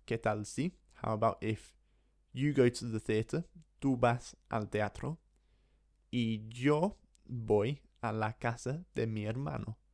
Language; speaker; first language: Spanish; non-native, fluent; English